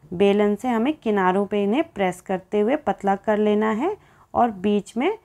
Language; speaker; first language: Hindi; native; Hindi